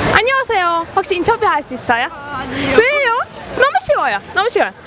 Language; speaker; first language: Korean; non-native, learner; Turkish